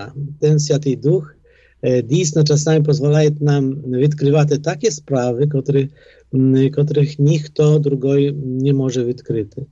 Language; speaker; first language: Polish; non-native, fluent; Ukrainian